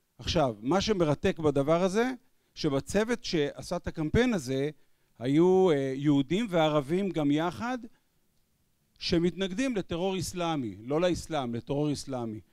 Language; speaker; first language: Hebrew; native; Hebrew